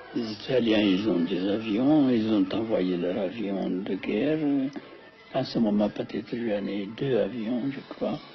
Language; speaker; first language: French; non-native, fluent; Amharic